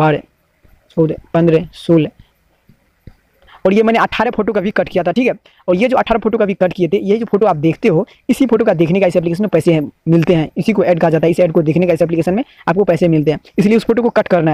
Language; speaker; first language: Hindi; native; Hindi